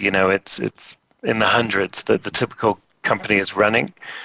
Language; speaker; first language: English; native; English